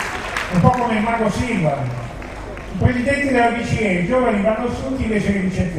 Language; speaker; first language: Italian; native; Italian